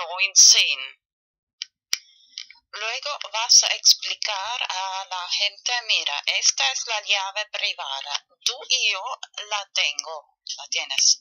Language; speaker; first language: Spanish; non-native, fluent; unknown